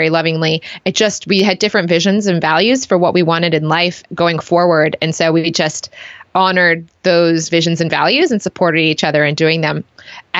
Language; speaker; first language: English; native; English